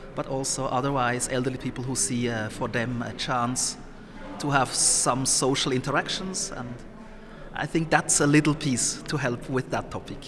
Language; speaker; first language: English; non-native, fluent; Somali